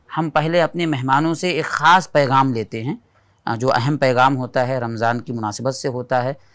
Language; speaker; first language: Hindi; native; Hindi